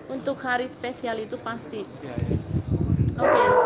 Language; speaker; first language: Indonesian; non-native, fluent; Spanish